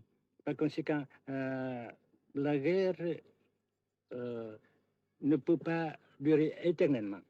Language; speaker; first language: French; non-native, local second language; Vietnamese